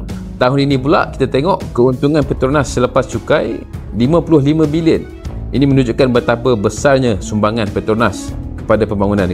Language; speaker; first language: Malay; native; Malay